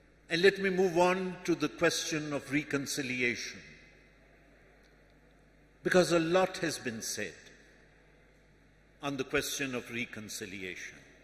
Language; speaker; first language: English; non-native, local second language; Urdu